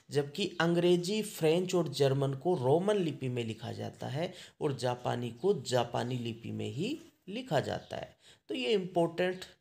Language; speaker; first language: Hindi; native; Hindi